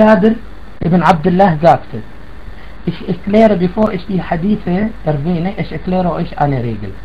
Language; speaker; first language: German; non-native, fluent; Arabic